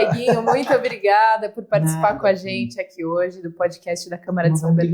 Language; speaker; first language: Portuguese; native; Portuguese